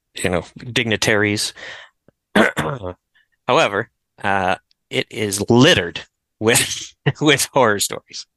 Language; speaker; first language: English; native; English